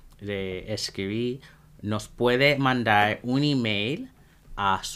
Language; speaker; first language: Spanish; non-native, fluent; English